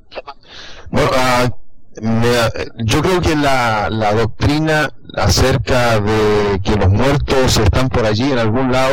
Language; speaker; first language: Spanish; native; Spanish